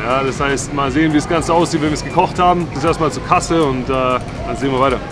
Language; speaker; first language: German; native; German